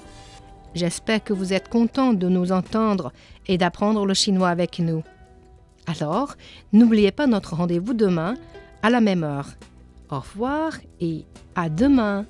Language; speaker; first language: French; non-native, fluent; Chinese